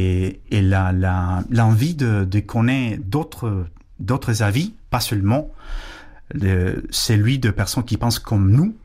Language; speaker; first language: French; non-native, fluent; Spanish